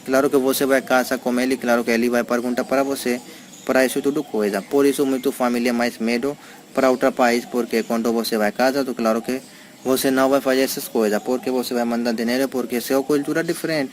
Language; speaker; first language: Portuguese; non-native, learner; Hindi